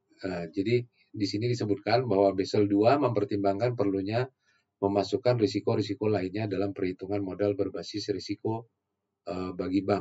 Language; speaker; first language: Indonesian; native; Indonesian